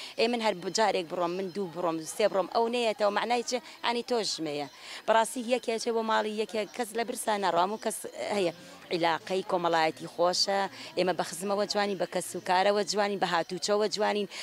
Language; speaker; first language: Central Kurdish; non-native, local second language; Gurani